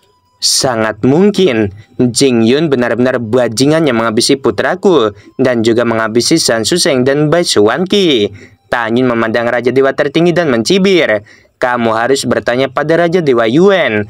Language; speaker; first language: Indonesian; native; Indonesian